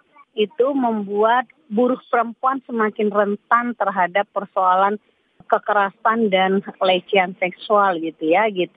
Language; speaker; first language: Indonesian; native; Indonesian